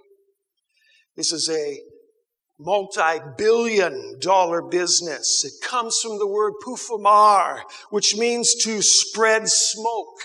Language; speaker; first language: English; native; English